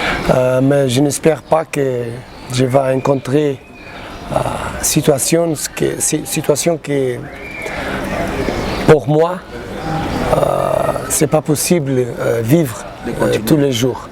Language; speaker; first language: French; non-native, learner; Portuguese